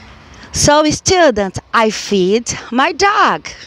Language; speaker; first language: English; non-native, fluent; Portuguese